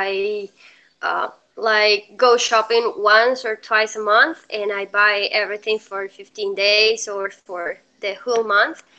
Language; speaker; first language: English; non-native, fluent; Spanish